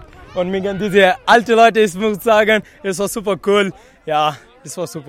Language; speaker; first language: German; non-native, learner; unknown